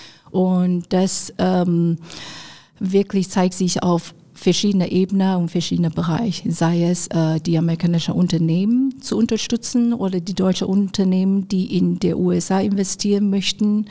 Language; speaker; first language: German; non-native, fluent; Chinese